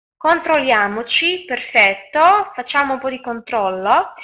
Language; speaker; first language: Italian; non-native, fluent; Russian